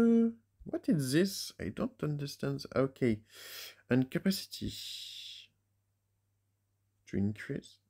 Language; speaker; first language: English; non-native, learner; French